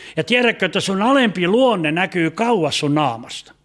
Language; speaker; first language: Finnish; native; Finnish